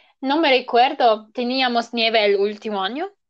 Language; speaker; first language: Spanish; non-native, learner; German